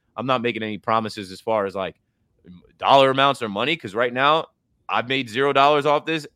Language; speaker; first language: English; native; English